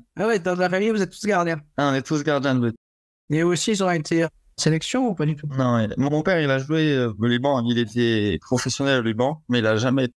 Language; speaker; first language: French; native; French